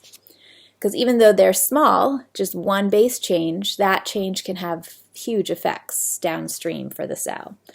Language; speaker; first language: English; native; English